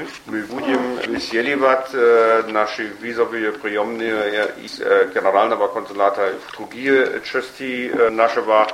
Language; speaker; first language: Russian; non-native, fluent; German